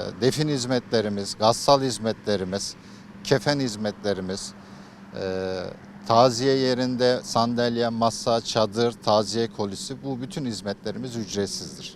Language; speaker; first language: Turkish; native; Turkish